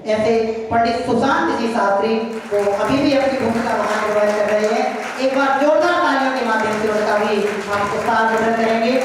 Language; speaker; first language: Hindi; native; Hindi